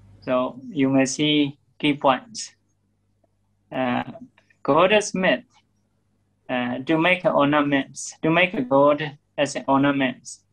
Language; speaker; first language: English; non-native, learner; Burmese